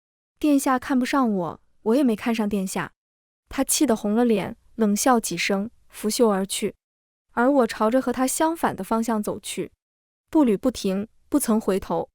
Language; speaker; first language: Chinese; native; Chinese